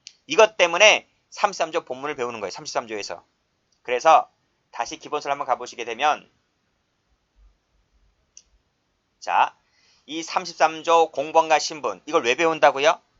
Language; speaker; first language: Korean; native; Korean